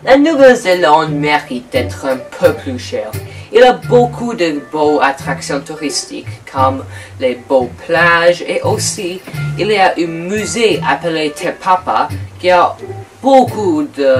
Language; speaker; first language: French; non-native, learner; English